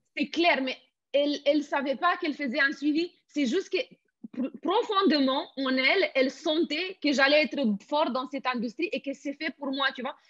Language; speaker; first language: French; non-native, fluent; Romanian